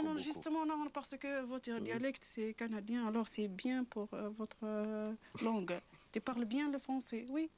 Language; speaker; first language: French; non-native, local second language; Arabic